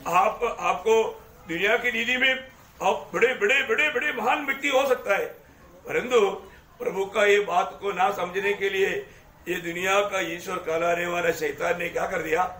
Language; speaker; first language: Hindi; non-native, local second language; Malayalam